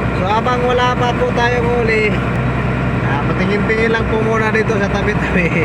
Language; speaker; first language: Filipino; non-native, local second language; Cebuano